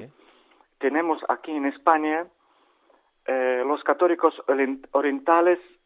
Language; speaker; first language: Spanish; non-native, learner; Ukrainian